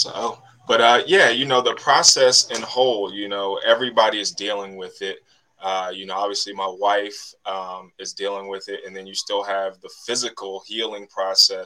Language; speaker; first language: English; native; English